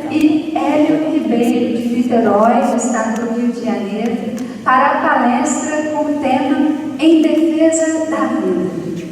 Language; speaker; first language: Portuguese; native; Portuguese